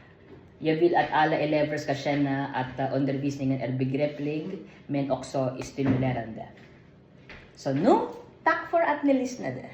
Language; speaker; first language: Swedish; non-native, learner; Filipino